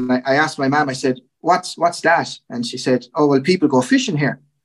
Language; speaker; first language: English; native; English